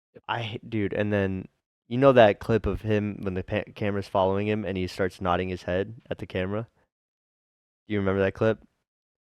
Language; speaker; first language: English; native; English